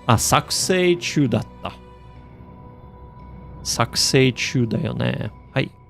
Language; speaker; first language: Japanese; non-native, learner; English